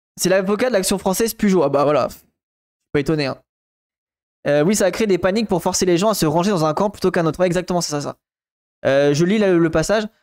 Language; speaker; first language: French; native; French